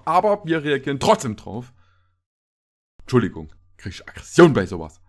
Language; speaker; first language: German; native; German